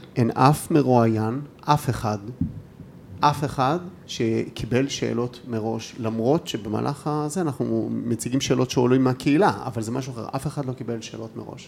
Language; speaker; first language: Hebrew; native; Hebrew